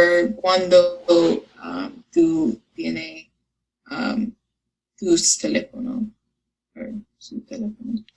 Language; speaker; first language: Spanish; non-native, learner; English